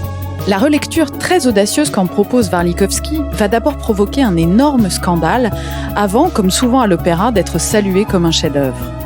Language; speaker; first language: French; native; French